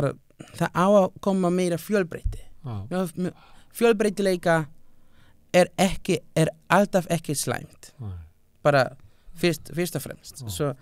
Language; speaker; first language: Icelandic; non-native, learner; Spanish